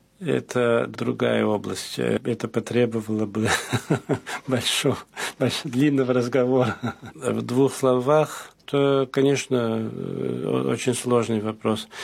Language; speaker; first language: Russian; early bilingual, heritage; Russian